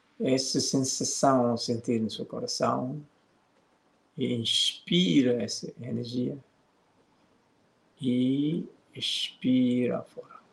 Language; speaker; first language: Portuguese; non-native, fluent; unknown